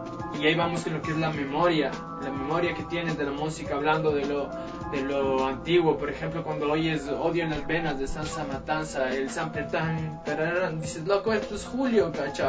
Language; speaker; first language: Spanish; native; Spanish